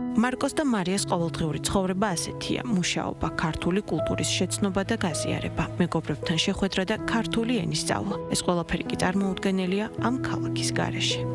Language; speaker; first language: Georgian; native; Georgian